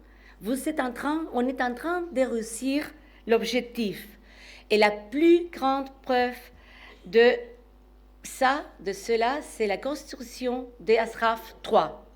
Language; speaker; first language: French; non-native, fluent; Spanish